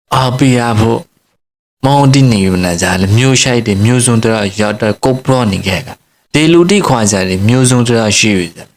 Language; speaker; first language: Burmese; native; Burmese